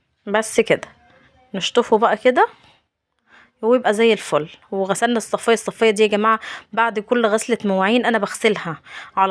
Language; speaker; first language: Arabic; native; Arabic